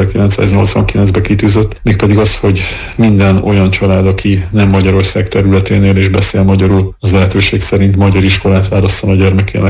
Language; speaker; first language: Hungarian; native; Hungarian